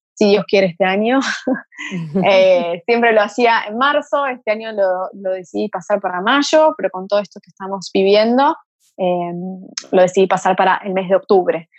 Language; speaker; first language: Spanish; early bilingual, other home language; Portuguese